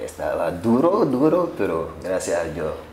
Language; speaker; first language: Spanish; non-native, learner; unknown